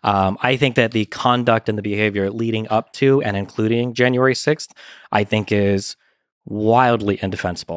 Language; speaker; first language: English; native; English